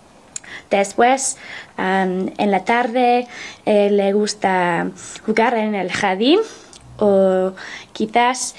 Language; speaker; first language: Spanish; non-native, learner; English